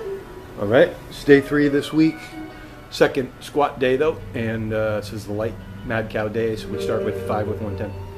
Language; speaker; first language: English; native; English